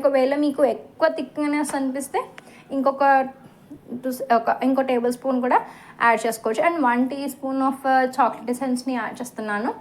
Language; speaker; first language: Telugu; native; Telugu